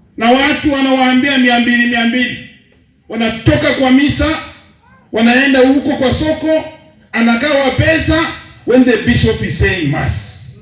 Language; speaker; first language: Swahili; native; Swahili